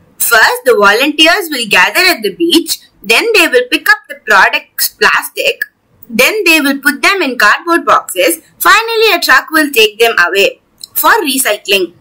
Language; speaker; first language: English; non-native, local second language; Tamil